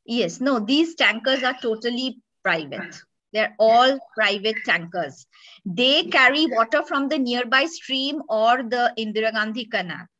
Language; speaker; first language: English; non-native, local second language; Bangla